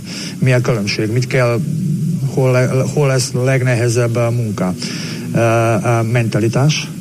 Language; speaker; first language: Hungarian; non-native, learner; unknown